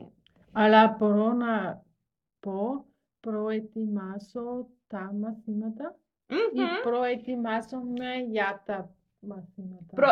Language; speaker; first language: Greek; non-native, learner; German